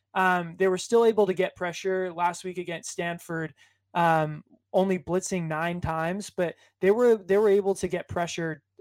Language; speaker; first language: English; native; English